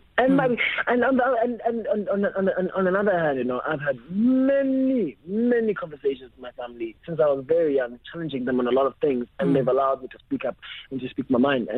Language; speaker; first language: English; non-native, local second language; Xhosa